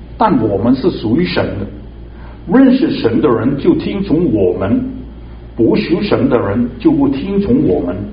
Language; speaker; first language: Chinese; non-native, local second language; Cantonese